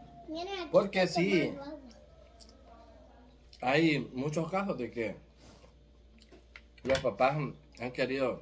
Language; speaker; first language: Spanish; native; Spanish